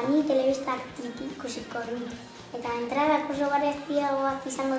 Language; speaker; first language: Basque; non-native, local second language; Spanish